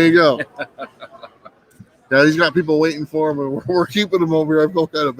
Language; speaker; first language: English; native; English